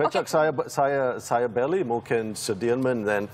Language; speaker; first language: Indonesian; non-native, learner; English